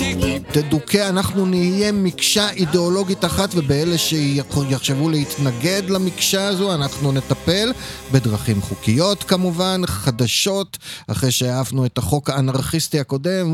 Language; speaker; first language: Hebrew; native; Hebrew